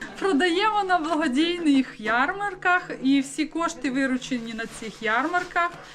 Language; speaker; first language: Ukrainian; native; Ukrainian